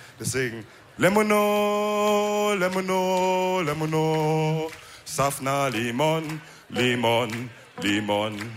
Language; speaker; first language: German; early bilingual, other home language; Wolof